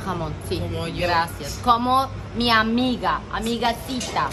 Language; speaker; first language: Spanish; non-native, learner; Turkish